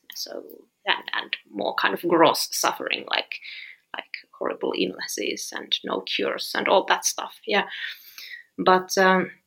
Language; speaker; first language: English; non-native, fluent; Finnish